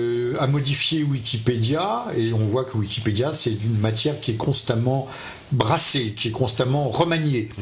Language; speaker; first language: French; native; French